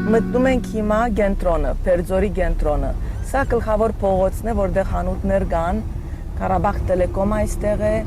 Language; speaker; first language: Armenian; early bilingual, heritage; Armenian